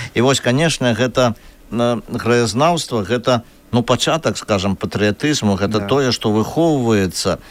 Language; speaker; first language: Belarusian; native; Belarusian